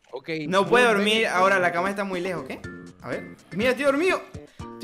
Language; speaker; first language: Spanish; native; Spanish